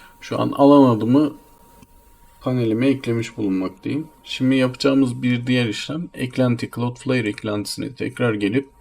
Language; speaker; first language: Turkish; native; Turkish